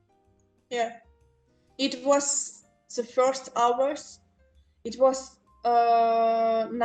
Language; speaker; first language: English; non-native, local second language; Ukrainian